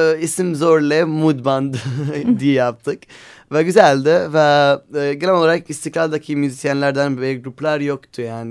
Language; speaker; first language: Turkish; non-native, learner; Arabic